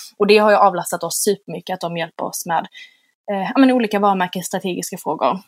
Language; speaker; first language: Swedish; native; Swedish